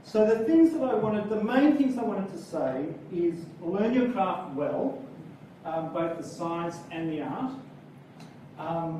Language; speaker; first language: English; native; English